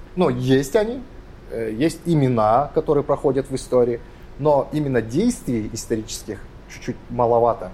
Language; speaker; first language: Russian; non-native, local second language; Kazakh